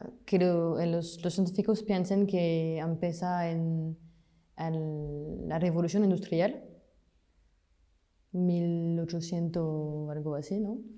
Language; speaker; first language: Spanish; non-native, fluent; French